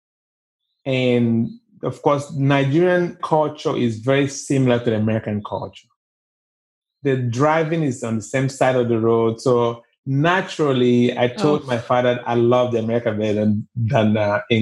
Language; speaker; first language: English; non-native, local second language; Igbo